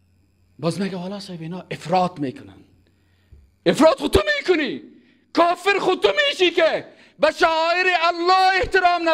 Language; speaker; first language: Persian; native; Persian